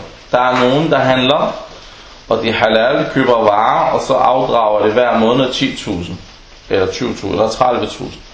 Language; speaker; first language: Danish; non-native, local second language; Arabic